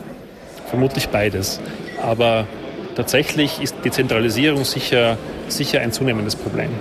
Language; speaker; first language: German; native; German